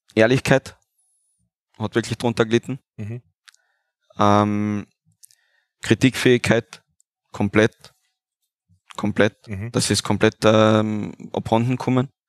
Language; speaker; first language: German; native; German